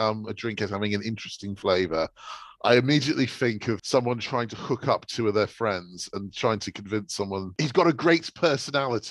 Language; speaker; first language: English; native; English